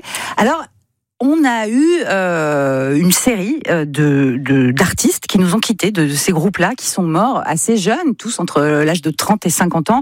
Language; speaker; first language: French; native; French